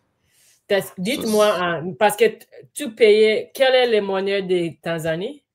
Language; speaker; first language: French; non-native, learner; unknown